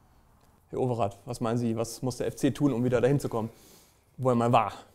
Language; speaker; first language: German; native; German